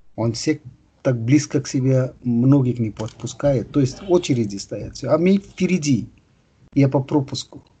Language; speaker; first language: Russian; non-native, fluent; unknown